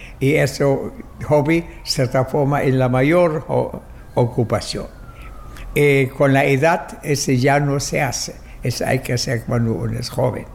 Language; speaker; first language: Spanish; non-native, fluent; German